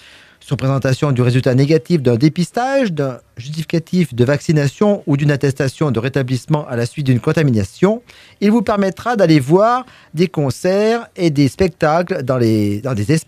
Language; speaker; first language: French; native; French